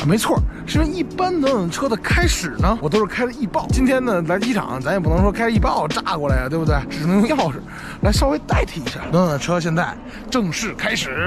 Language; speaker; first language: Chinese; native; Chinese